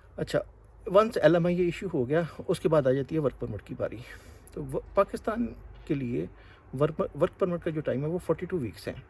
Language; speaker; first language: Urdu; non-native, local second language; Punjabi